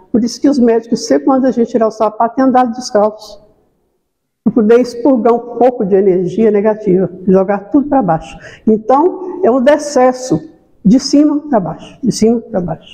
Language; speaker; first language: Portuguese; native; Portuguese